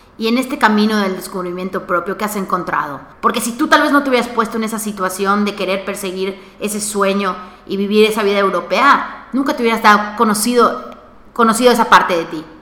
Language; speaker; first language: Spanish; native; Spanish